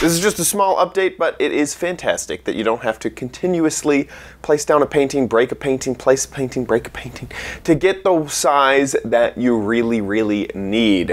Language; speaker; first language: English; native; English